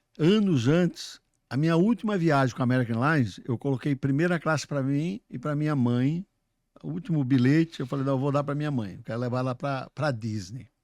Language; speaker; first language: Portuguese; native; Portuguese